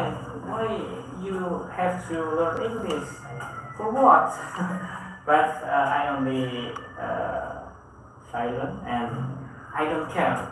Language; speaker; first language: English; non-native, learner; Indonesian